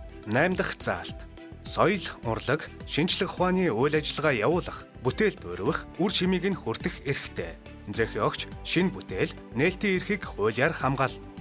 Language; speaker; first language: Mongolian; native; Mongolian